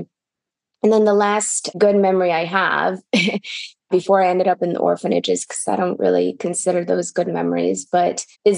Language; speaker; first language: English; early bilingual, other home language; Russian